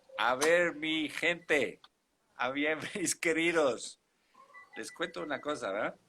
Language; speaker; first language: Spanish; non-native, fluent; German